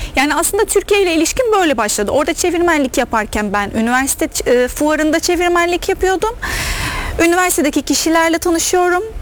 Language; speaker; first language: Turkish; non-native, fluent; Arabic